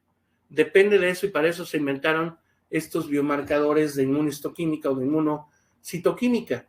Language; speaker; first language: Spanish; native; Spanish